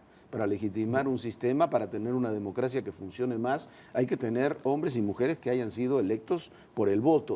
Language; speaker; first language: Spanish; native; Spanish